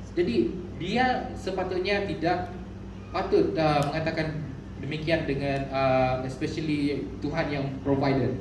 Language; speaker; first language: Malay; non-native, local second language; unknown